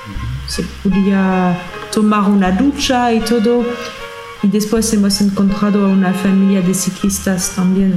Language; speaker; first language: Spanish; non-native, fluent; French